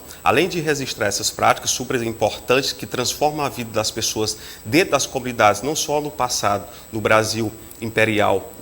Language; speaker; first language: Portuguese; native; Portuguese